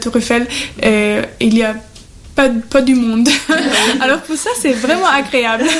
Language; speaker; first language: French; non-native, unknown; German